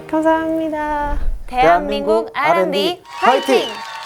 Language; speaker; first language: Korean; non-native, fluent; Spanish